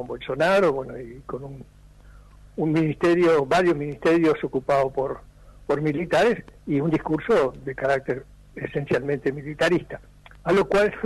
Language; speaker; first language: Spanish; native; Spanish